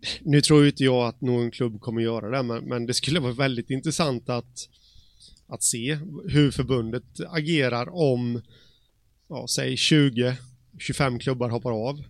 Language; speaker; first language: Swedish; native; Swedish